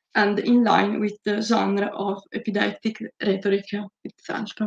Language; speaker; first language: English; non-native, fluent; Italian